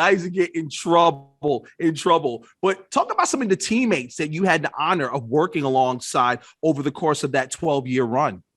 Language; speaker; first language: English; native; English